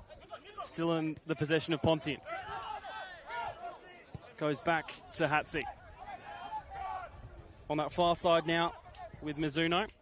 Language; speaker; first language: English; native; English